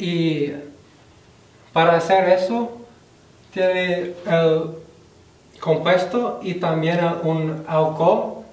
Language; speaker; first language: Spanish; non-native, fluent; English